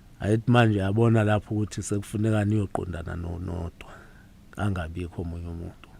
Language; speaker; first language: Zulu; native; Zulu